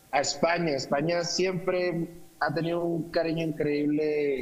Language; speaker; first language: Spanish; native; Spanish